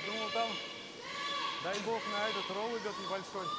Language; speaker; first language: Russian; native; Russian